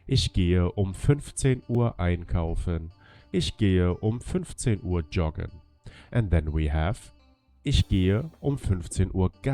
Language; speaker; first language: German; non-native, fluent; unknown